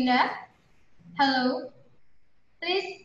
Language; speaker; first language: English; non-native, learner; Indonesian